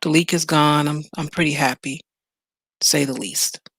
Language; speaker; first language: English; native; English